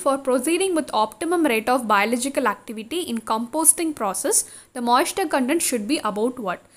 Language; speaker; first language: English; non-native, local second language; Tamil